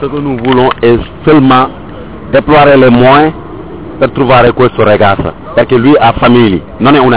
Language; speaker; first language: Italian; non-native, learner; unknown